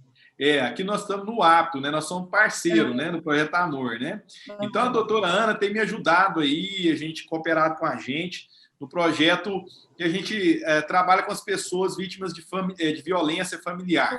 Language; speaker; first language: Portuguese; native; Portuguese